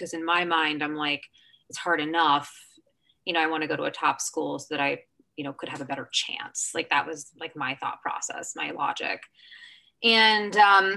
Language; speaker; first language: English; native; English